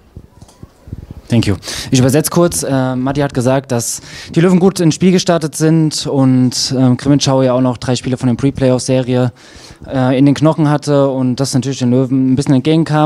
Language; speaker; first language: German; native; German